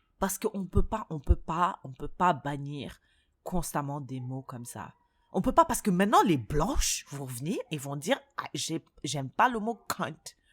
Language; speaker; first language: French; non-native, local second language; Soninke